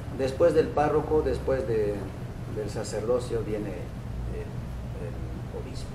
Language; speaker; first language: Spanish; non-native, local second language; Quechua